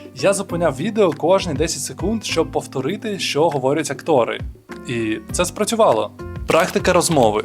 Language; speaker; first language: Ukrainian; non-native, local second language; Russian